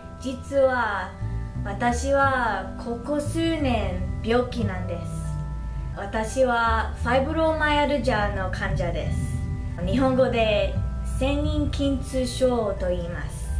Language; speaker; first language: Japanese; non-native, learner; English